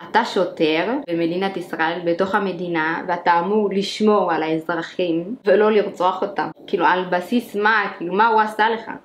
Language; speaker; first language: Hebrew; early bilingual, other home language; Amharic